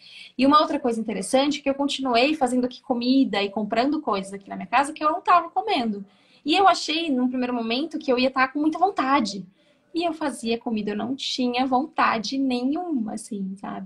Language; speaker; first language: Portuguese; native; Portuguese